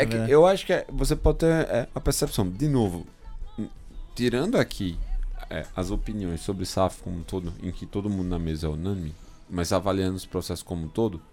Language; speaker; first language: Portuguese; native; Portuguese